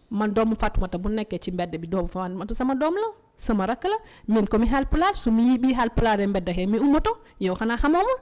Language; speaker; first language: Wolof; non-native, local second language; Fula